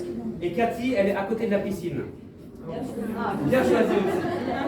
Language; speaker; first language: French; native; French